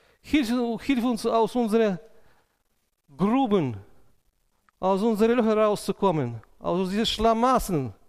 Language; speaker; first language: German; non-native, fluent; Russian